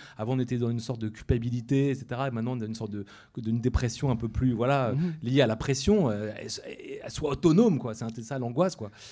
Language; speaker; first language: French; native; French